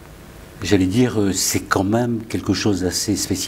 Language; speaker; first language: French; native; French